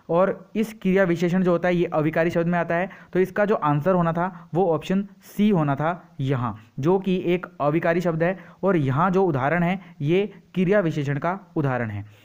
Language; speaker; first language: Hindi; native; Hindi